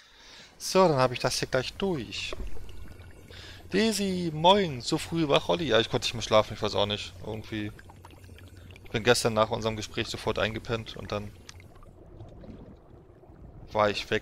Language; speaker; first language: German; native; German